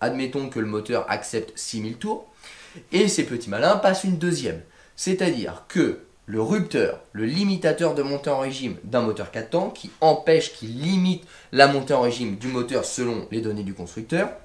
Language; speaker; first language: French; native; French